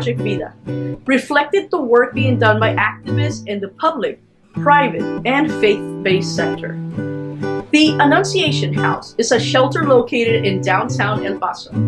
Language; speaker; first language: English; non-native, local second language; Spanish